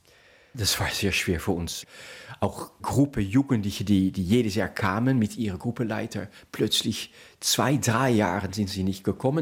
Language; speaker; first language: German; non-native, fluent; Dutch